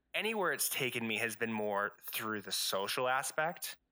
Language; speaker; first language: English; native; English